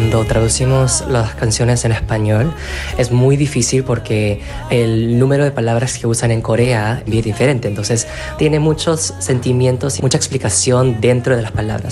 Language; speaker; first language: Spanish; non-native, fluent; Korean